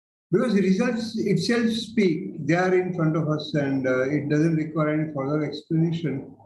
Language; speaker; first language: English; non-native, local second language; Hindi